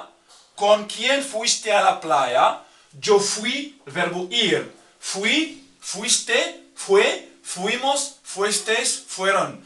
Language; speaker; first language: Spanish; non-native, fluent; Arabic